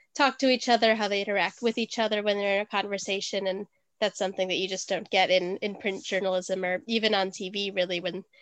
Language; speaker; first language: English; native; English